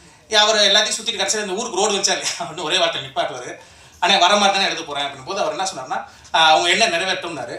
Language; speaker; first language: Tamil; native; Tamil